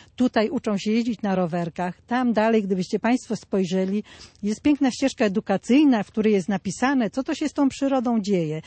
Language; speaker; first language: Polish; native; Polish